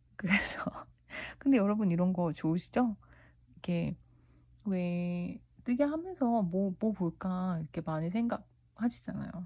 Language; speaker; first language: Korean; native; Korean